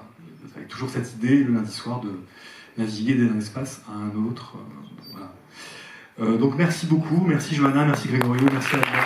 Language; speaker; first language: French; native; French